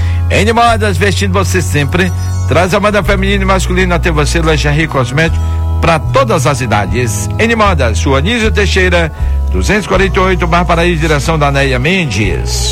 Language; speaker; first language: Portuguese; native; Portuguese